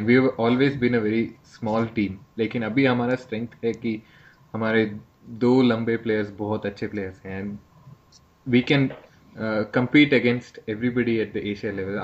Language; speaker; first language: Hindi; non-native, learner; English